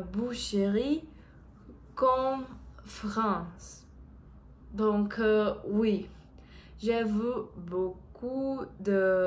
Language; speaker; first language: French; non-native, learner; Portuguese